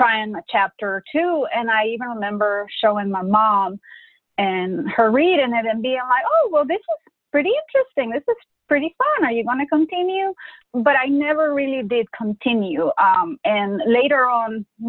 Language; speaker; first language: English; non-native, fluent; Spanish